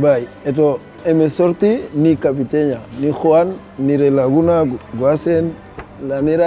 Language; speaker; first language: Basque; non-native, learner; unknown